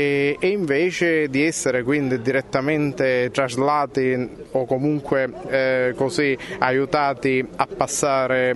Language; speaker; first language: Italian; native; Italian